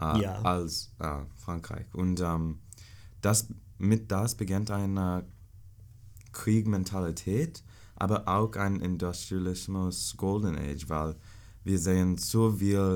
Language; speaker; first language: German; non-native, learner; English